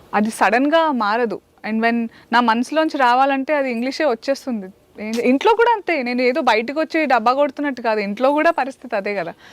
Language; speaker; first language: Telugu; native; Telugu